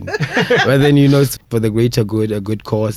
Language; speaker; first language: English; non-native, local second language; Southern Sotho